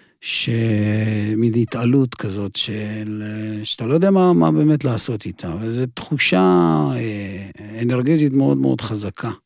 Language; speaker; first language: Hebrew; non-native, fluent; Russian